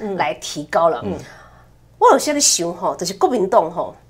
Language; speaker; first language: Chinese; non-native, local second language; Min Nan Chinese